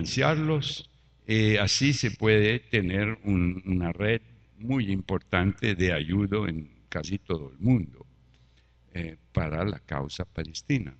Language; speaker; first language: Spanish; non-native, fluent; French